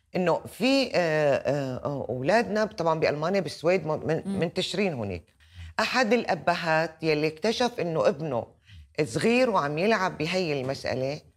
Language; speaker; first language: Arabic; native; Arabic